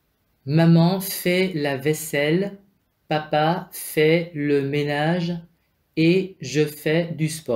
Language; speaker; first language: French; non-native, fluent; Vietnamese